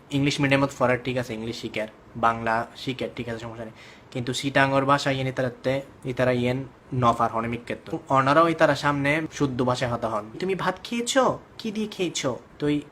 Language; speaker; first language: Bangla; native; Bangla